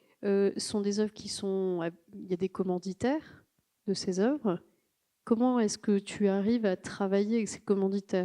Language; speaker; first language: French; native; French